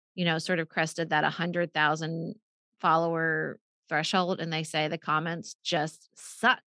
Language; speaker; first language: English; native; English